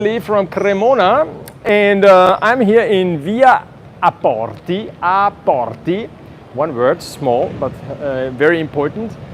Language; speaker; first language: English; non-native, fluent; German